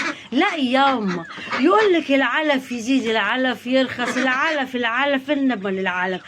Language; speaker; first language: Arabic; native; Arabic